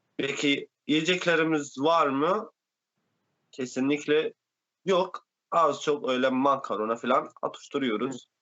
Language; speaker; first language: Turkish; non-native, fluent; Arabic